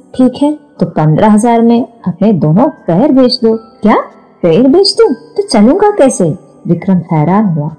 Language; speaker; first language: Hindi; non-native, local second language; Malayalam